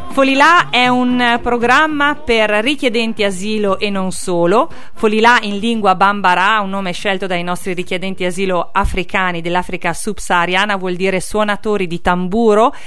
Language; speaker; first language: Italian; native; Italian